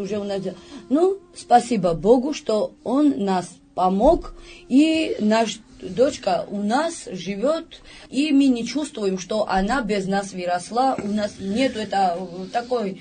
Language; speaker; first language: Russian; non-native, fluent; Georgian